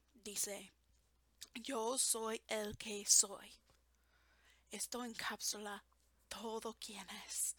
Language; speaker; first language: Spanish; non-native, fluent; English